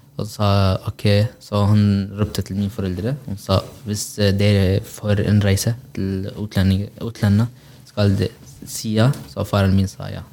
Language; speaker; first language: Norwegian; non-native, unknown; Arabic